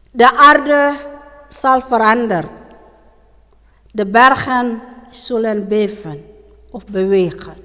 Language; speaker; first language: Dutch; non-native, learner; Indonesian